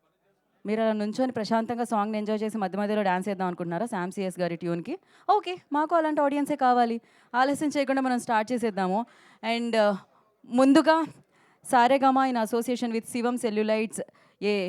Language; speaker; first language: Telugu; native; Telugu